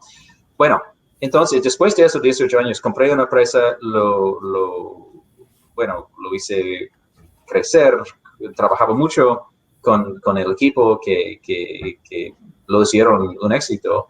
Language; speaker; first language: Spanish; non-native, fluent; English